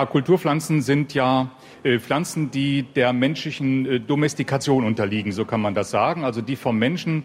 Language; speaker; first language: German; native; German